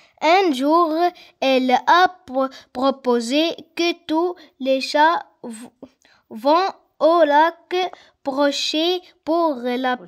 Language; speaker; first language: French; non-native, learner; Arabic